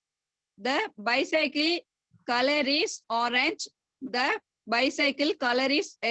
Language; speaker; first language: English; non-native, learner; Tamil